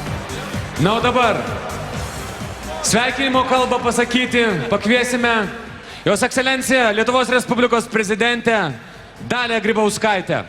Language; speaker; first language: Lithuanian; native; Lithuanian